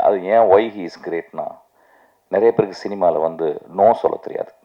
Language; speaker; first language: Tamil; native; Tamil